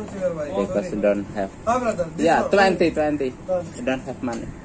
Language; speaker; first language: English; non-native, learner; Indonesian